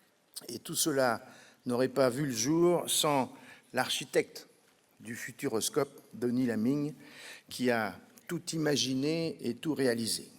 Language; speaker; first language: French; native; French